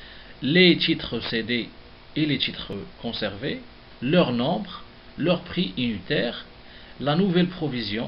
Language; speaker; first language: French; non-native, local second language; Arabic